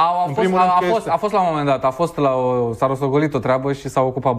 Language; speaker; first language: Romanian; native; Romanian